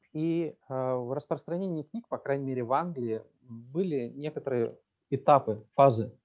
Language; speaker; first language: Russian; native; Russian